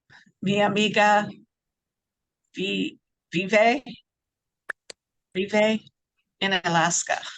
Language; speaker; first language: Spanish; non-native, learner; English